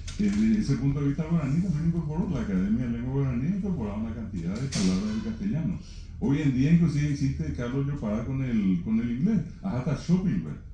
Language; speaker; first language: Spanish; native; Spanish